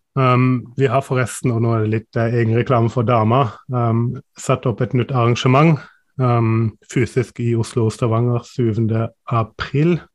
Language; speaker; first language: Norwegian; non-native, fluent; German